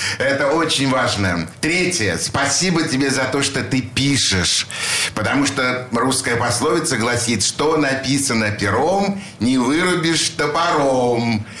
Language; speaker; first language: Russian; native; Russian